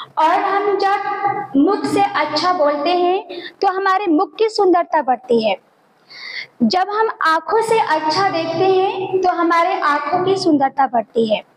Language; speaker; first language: Hindi; native; Hindi